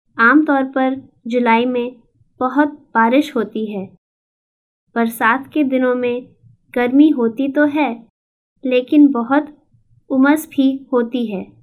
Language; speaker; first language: Hindi; native; Hindi